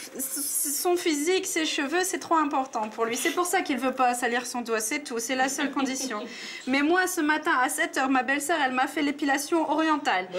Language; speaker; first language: French; early bilingual, other home language; Arabic